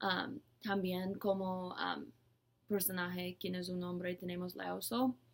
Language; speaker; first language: Spanish; non-native, learner; English